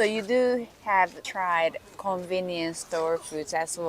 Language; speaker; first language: English; non-native, learner; Japanese